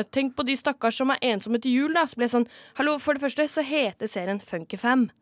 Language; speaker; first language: Norwegian; native; Norwegian